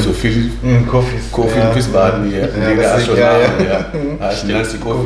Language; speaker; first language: German; early bilingual, other home language; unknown